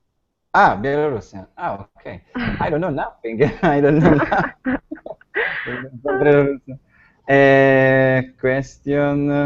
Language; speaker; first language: English; non-native, learner; Italian